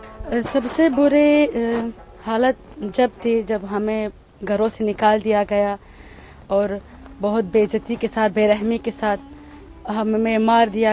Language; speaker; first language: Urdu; non-native, fluent; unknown